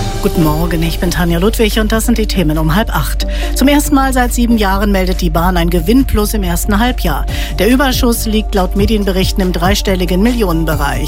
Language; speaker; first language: German; native; German